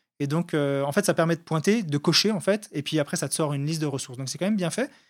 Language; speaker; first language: French; native; French